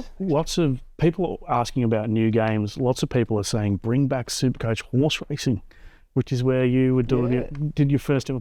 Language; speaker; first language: English; native; English